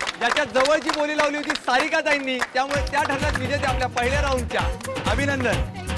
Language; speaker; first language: Marathi; native; Marathi